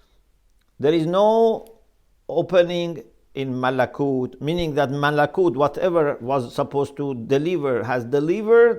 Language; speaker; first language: English; non-native, fluent; Persian